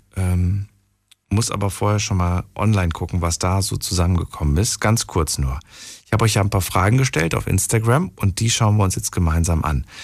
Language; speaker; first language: German; native; German